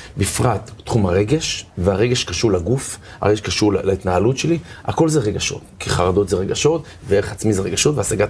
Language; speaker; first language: Hebrew; native; Hebrew